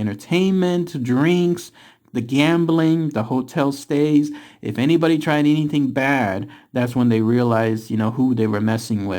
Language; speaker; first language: English; native; English